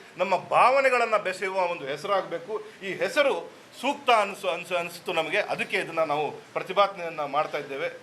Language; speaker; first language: Kannada; non-native, local second language; Tulu